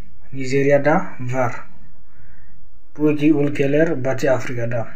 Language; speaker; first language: Turkish; non-native, fluent; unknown